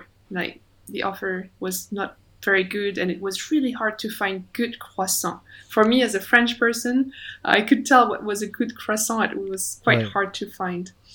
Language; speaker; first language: English; non-native, fluent; French